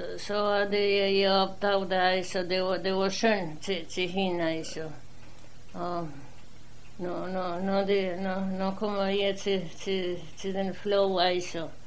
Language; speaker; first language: Danish; non-native, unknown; Polish